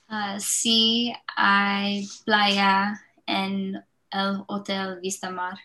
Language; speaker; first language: Spanish; non-native, learner; English